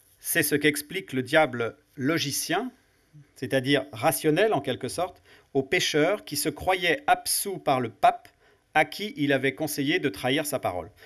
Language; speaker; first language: French; native; French